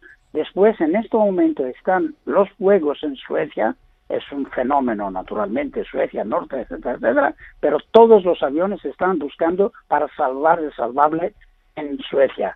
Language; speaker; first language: Spanish; non-native, learner; Greek